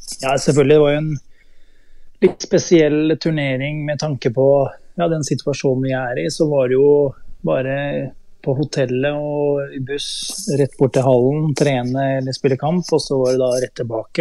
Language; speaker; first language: Norwegian; native; Norwegian